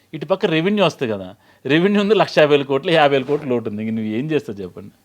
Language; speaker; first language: Telugu; native; Telugu